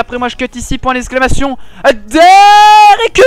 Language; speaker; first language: French; native; French